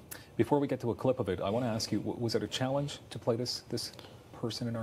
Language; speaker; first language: English; native; English